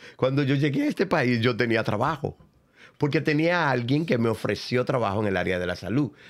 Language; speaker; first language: Spanish; native; Spanish